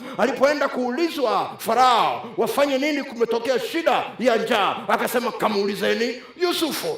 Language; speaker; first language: Swahili; native; Swahili